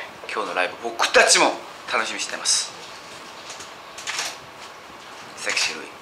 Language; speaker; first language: Japanese; non-native, fluent; Korean